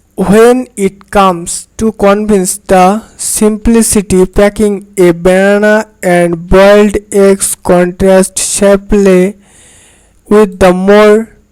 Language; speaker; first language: English; non-native, local second language; Bangla